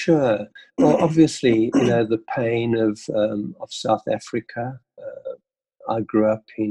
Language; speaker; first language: English; native; English